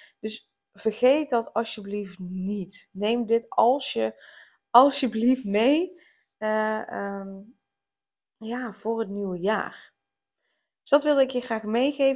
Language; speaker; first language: Dutch; native; Dutch